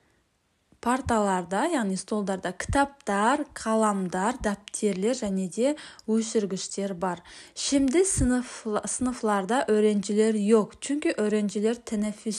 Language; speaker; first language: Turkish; non-native, fluent; Kazakh